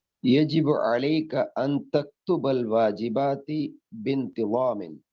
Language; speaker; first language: Arabic; non-native, learner; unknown